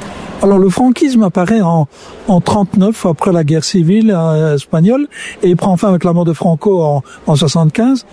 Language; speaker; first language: French; native; French